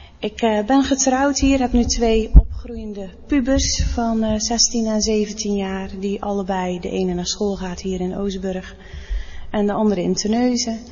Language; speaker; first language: Dutch; native; Dutch